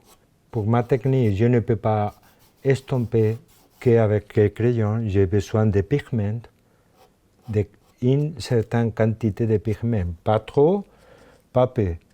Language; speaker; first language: French; non-native, fluent; Spanish